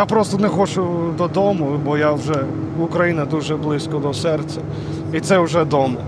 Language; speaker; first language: Ukrainian; non-native, learner; English